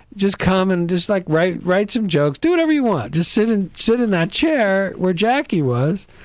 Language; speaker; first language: English; native; English